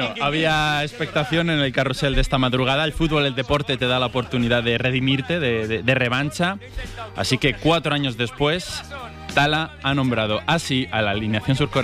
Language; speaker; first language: Spanish; native; Spanish